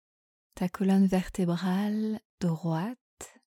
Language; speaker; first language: French; native; French